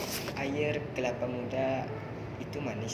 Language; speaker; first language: Indonesian; non-native, learner; Malay